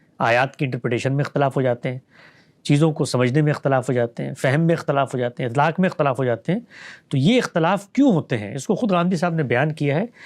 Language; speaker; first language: Urdu; native; Urdu